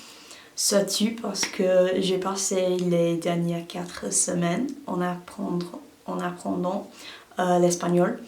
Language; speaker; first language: French; non-native, learner; English